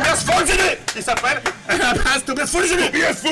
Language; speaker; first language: French; native; French